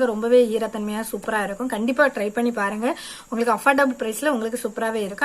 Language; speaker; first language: Tamil; native; Tamil